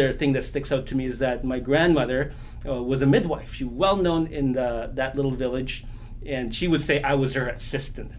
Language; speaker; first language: English; non-native, local second language; Filipino